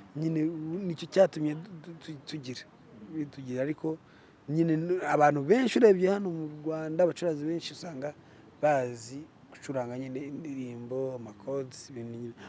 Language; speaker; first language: Kinyarwanda; early bilingual, other home language; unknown